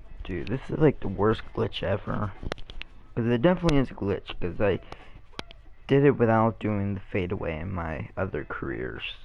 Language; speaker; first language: English; native; English